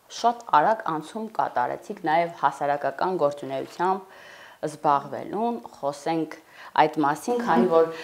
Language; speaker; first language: Armenian; native; Armenian